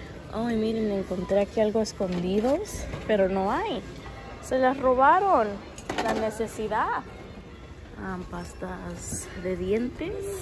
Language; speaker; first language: Spanish; early bilingual, heritage; Spanish